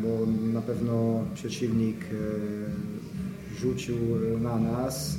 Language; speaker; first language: Polish; non-native, fluent; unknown